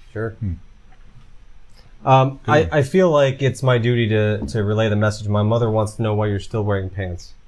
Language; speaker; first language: English; native; English